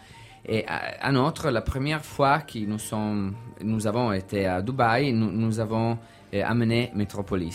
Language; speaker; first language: French; non-native, learner; Italian